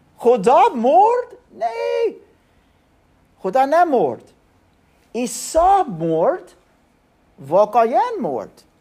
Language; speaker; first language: Persian; non-native, learner; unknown